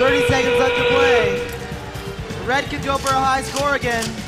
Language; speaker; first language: English; native; English